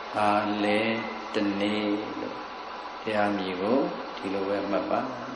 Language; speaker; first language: Burmese; native; Burmese